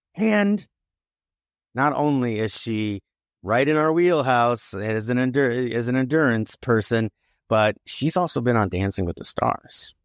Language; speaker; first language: English; native; English